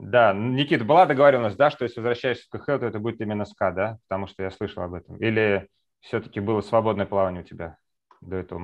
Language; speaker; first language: Russian; native; Russian